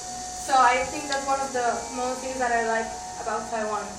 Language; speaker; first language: English; non-native, fluent; Spanish